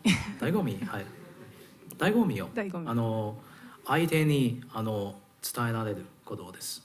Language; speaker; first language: Japanese; non-native, learner; Cantonese